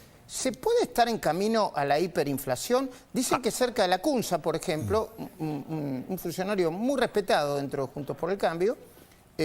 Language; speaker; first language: Spanish; native; Spanish